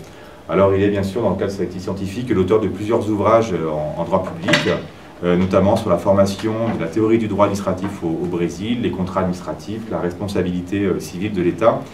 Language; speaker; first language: French; native; French